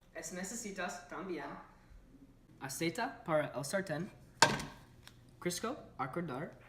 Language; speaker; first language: Spanish; non-native, learner; English